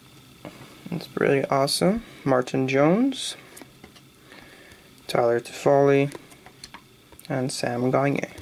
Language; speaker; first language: English; native; English